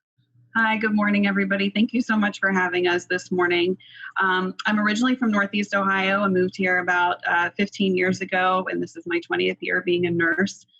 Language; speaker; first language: English; native; English